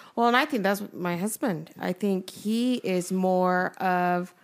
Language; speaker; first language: English; native; English